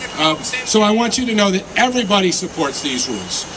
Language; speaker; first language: English; native; English